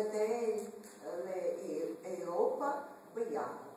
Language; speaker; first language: Hebrew; non-native, learner; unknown